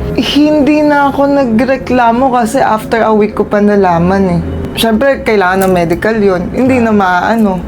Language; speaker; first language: Filipino; non-native, local second language; Cebuano